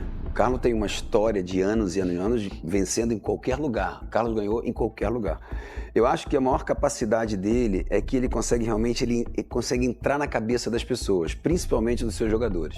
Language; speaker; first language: Portuguese; native; Portuguese